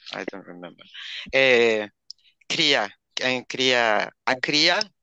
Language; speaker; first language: English; non-native, learner; Spanish